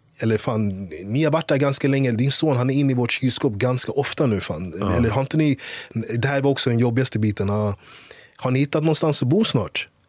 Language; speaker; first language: Swedish; early bilingual, other home language; English